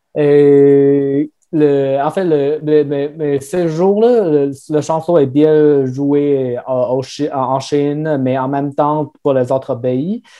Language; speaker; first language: French; non-native, learner; Chinese